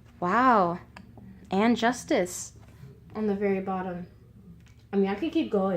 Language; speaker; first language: English; native; English